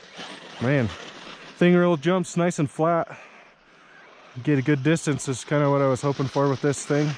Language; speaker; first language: English; native; English